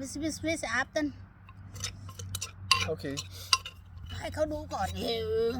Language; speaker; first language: Danish; non-native, learner; Thai